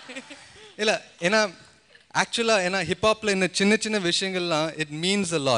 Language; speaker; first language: Tamil; early bilingual, heritage; Tamil